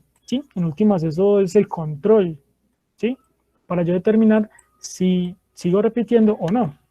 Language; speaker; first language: Spanish; native; Spanish